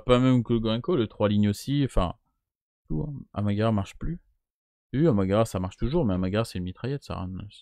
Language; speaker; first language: French; native; French